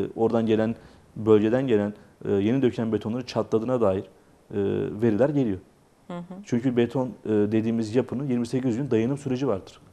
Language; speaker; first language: Turkish; native; Turkish